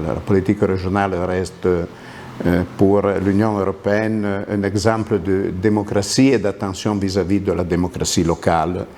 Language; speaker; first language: French; non-native, local second language; Italian